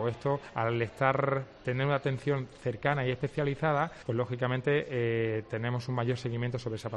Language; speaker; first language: Spanish; native; Spanish